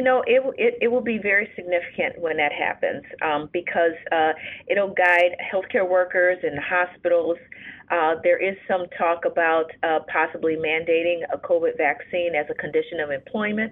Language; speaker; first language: English; native; English